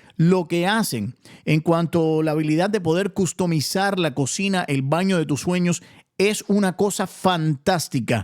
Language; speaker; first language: Spanish; native; Spanish